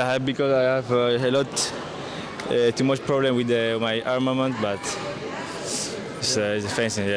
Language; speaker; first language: English; non-native, learner; French